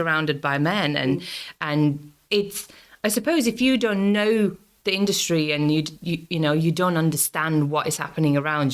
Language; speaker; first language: English; non-native, fluent; Latvian